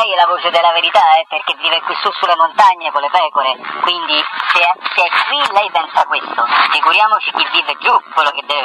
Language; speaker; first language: Italian; native; Italian